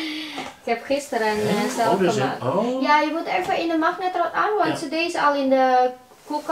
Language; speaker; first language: Dutch; non-native, learner; Indonesian